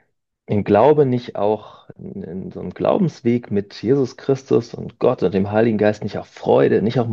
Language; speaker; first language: German; native; German